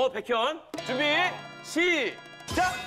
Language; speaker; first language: Korean; native; Korean